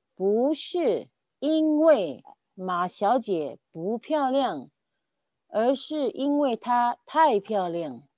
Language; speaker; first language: Chinese; non-native, learner; French